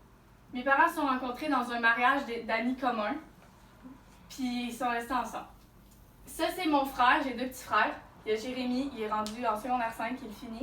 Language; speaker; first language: French; native; French